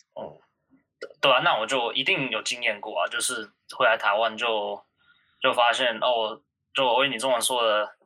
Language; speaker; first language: Chinese; early bilingual, heritage; Chinese